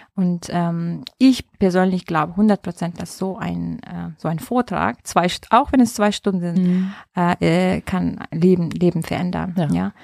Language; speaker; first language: German; non-native, fluent; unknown